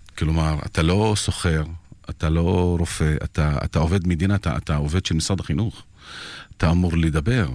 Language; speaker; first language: Hebrew; non-native, local second language; Arabic